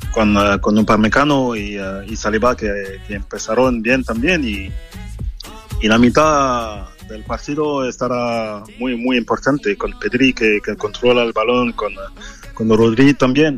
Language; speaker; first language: Spanish; non-native, fluent; French